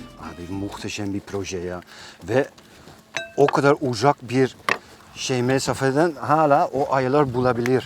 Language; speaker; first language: Turkish; non-native, fluent; Dutch